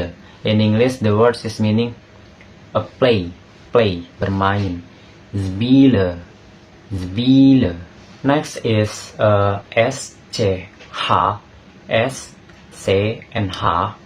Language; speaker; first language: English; non-native, learner; Indonesian